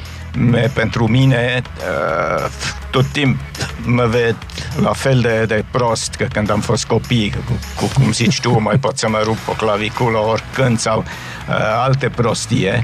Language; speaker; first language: Romanian; non-native, fluent; German